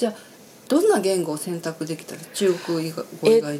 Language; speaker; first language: Japanese; native; Japanese